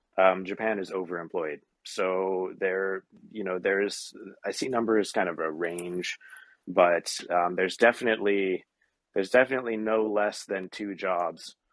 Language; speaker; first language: English; native; English